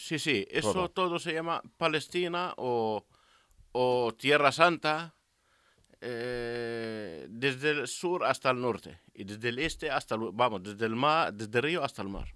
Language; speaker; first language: Spanish; non-native, learner; Arabic